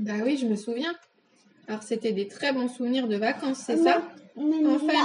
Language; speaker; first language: French; native; French